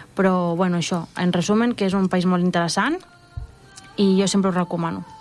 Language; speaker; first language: Catalan; non-native, local second language; Spanish